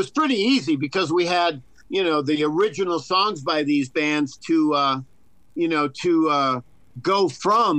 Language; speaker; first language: English; native; English